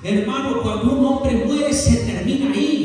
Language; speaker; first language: Spanish; native; Spanish